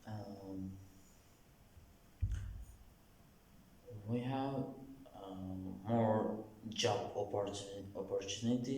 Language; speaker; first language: English; non-native, learner; Turkish